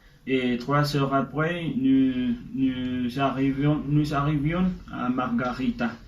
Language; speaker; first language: French; non-native, learner; Spanish